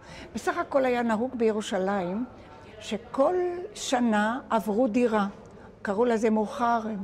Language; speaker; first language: Hebrew; non-native, local second language; Ladino